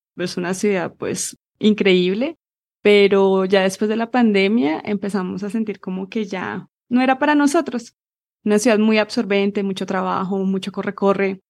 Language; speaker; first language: Spanish; native; Spanish